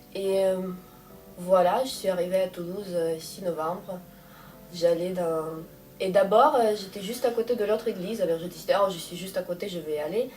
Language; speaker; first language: French; non-native, fluent; Russian